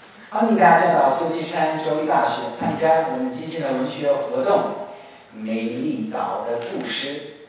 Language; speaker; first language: Chinese; non-native, fluent; German